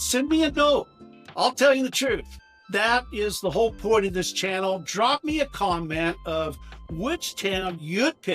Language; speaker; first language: English; native; English